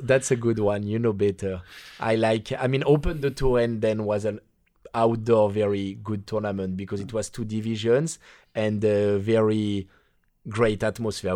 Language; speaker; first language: English; non-native, fluent; French